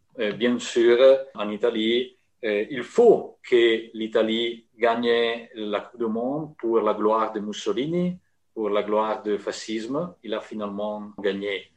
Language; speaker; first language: French; non-native, fluent; Italian